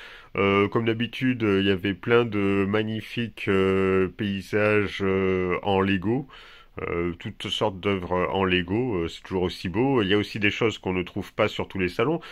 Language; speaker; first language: French; native; French